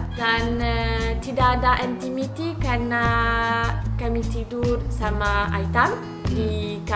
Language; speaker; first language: Indonesian; non-native, learner; English